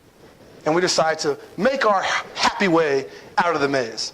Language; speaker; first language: English; native; English